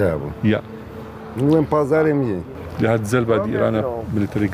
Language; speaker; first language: German; non-native, learner; Kurdish